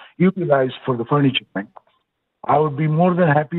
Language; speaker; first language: English; non-native, local second language; Bangla